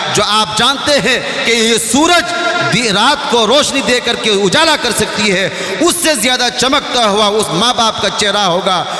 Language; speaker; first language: Urdu; non-native, local second language; Bangla